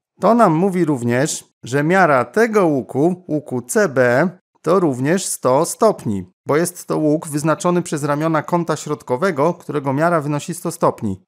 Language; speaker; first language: Polish; native; Polish